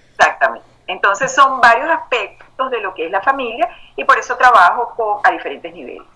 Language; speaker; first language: Spanish; native; Spanish